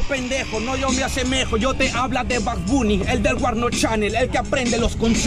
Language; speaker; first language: Spanish; native; Spanish